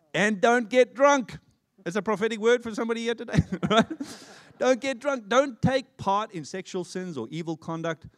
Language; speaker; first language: English; native; English